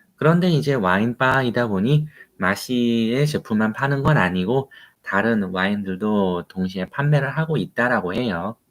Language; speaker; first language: Korean; native; Korean